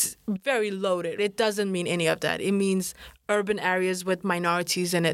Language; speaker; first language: English; non-native, fluent; Kurdish